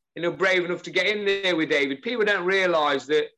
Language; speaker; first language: English; native; English